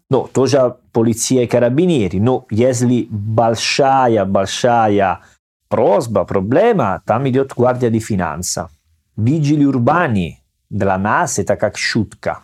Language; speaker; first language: Russian; non-native, learner; Italian